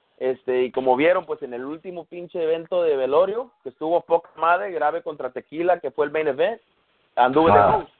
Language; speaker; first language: Spanish; early bilingual, heritage; Spanish